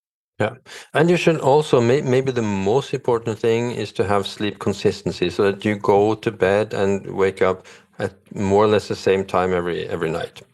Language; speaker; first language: English; non-native, fluent; Norwegian